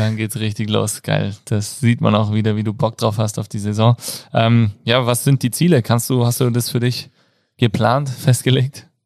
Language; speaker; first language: German; native; German